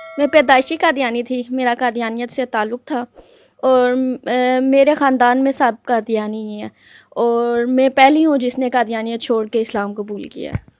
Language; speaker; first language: Urdu; native; Urdu